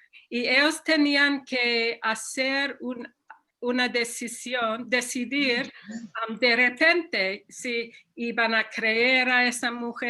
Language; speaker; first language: Spanish; non-native, fluent; English